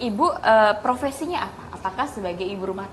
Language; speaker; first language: Indonesian; native; Indonesian